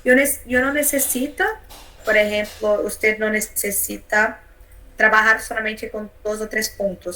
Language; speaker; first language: Spanish; non-native, learner; Portuguese